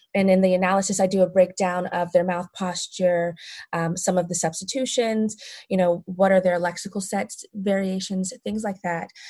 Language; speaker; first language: English; native; English